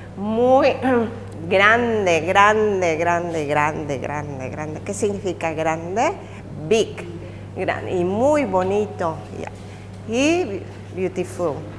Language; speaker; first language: Spanish; native; Spanish